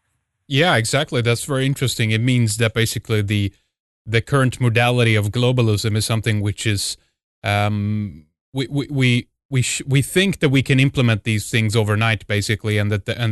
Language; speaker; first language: English; non-native, fluent; Swedish